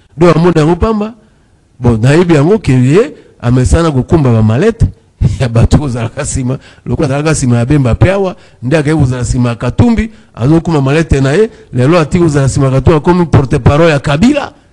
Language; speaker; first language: Lingala; native; Lingala